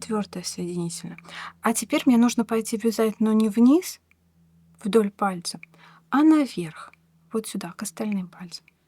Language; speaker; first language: Russian; native; Russian